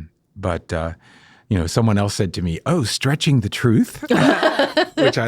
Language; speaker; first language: English; native; English